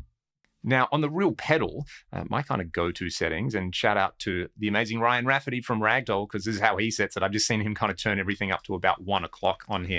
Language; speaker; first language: English; native; English